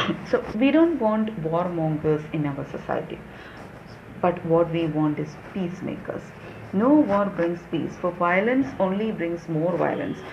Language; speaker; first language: English; non-native, local second language; Malayalam